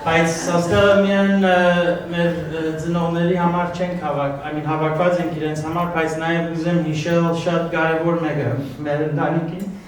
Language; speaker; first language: Armenian; early bilingual, heritage; Armenian